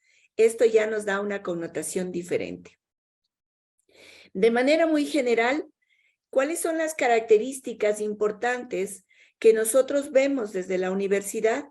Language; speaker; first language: Spanish; native; Spanish